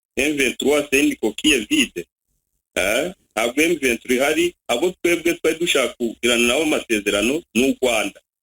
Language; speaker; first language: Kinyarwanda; native; Kinyarwanda